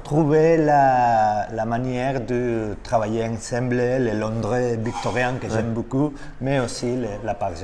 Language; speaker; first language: French; non-native, learner; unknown